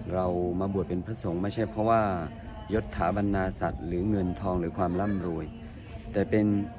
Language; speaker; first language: Thai; non-native, local second language; Akha